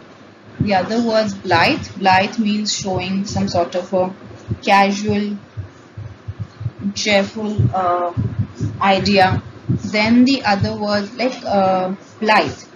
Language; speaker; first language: English; non-native, local second language; Hindi